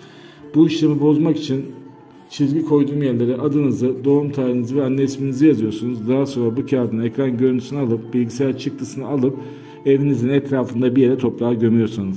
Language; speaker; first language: Turkish; native; Turkish